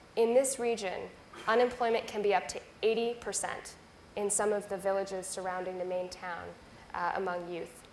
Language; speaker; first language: English; native; English